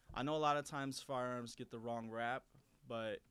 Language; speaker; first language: English; native; English